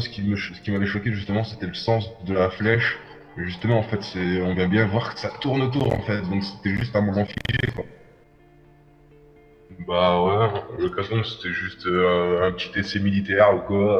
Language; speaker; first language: French; native; French